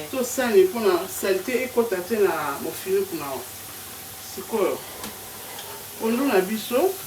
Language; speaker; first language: Lingala; non-native, local second language; Kongo